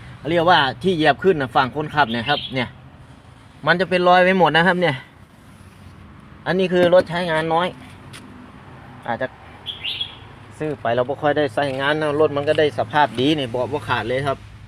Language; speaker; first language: Thai; non-native, local second language; Northeastern Thai